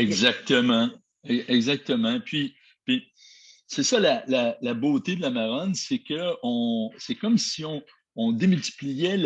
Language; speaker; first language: French; native; French